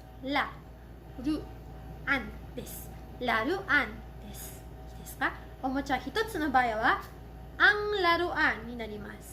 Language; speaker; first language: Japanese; non-native, fluent; Cebuano